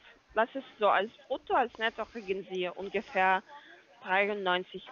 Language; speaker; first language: German; non-native, learner; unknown